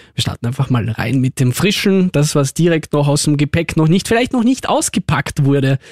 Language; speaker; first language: German; early bilingual, other home language; Russian